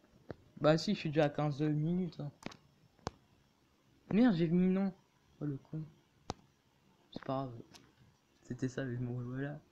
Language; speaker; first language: French; native; French